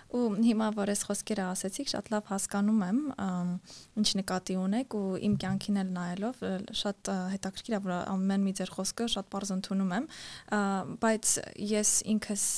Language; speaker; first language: Armenian; native; Armenian